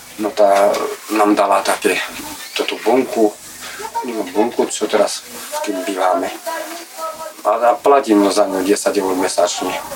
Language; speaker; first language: Slovak; non-native, local second language; Romany